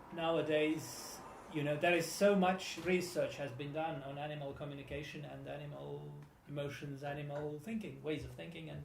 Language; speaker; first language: English; non-native, fluent; Estonian